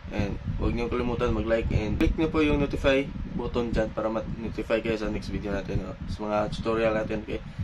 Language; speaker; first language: Filipino; non-native, local second language; Cebuano